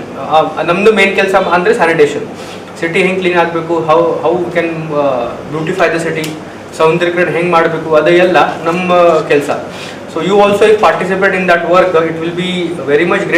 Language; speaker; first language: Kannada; non-native, fluent; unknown